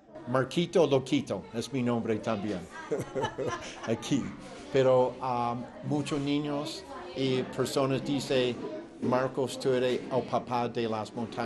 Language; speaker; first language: Spanish; non-native, learner; English